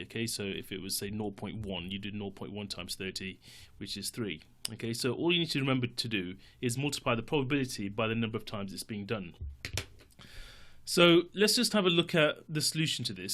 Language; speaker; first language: English; native; English